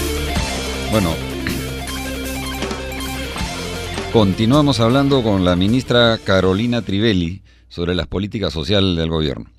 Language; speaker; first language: Spanish; native; Spanish